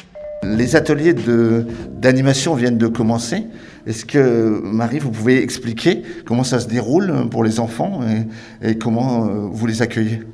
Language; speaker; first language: French; native; French